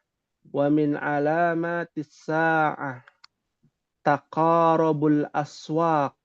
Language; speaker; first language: Arabic; non-native, fluent; Indonesian